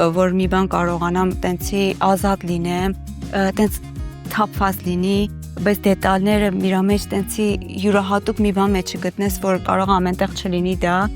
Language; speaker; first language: Armenian; early bilingual, heritage; Armenian